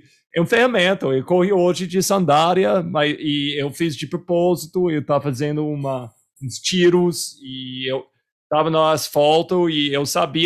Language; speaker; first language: Portuguese; non-native, fluent; English